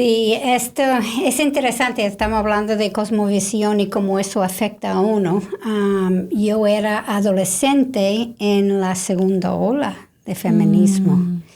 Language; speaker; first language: Spanish; non-native, fluent; English